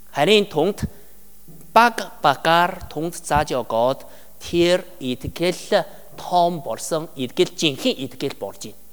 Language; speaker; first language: Mongolian; non-native, learner; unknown